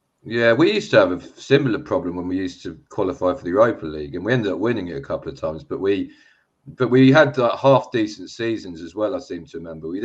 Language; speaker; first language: English; native; English